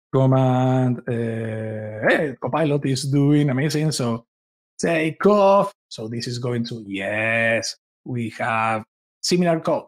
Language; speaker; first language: English; non-native, fluent; Spanish